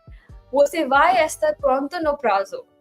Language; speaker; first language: Portuguese; non-native, learner; English